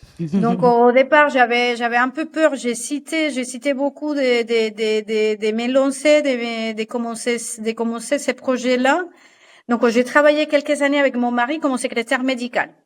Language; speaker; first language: French; non-native, fluent; Spanish